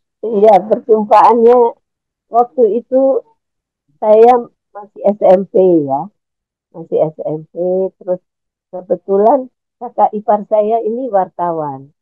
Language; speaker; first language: Indonesian; native; Indonesian